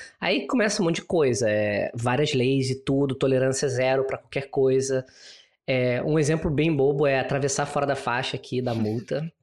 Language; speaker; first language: Portuguese; native; Portuguese